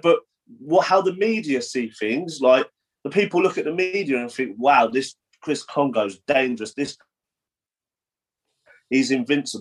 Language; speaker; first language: English; native; English